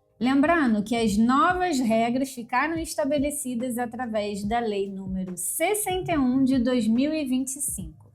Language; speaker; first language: Portuguese; native; Portuguese